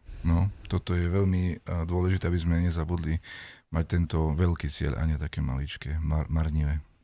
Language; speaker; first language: Slovak; native; Slovak